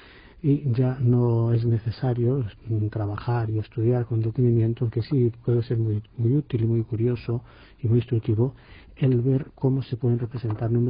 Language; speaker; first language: Spanish; native; Spanish